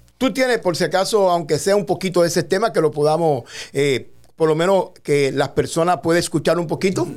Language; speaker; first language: Spanish; native; Spanish